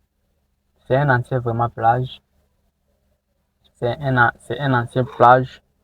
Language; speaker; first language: French; non-native, local second language; Rundi